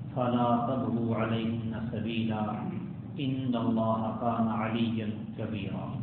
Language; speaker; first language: Urdu; native; Urdu